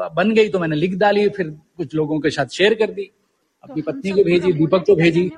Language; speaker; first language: Hindi; native; Hindi